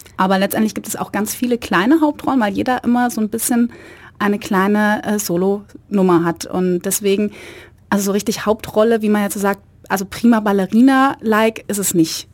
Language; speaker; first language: German; native; German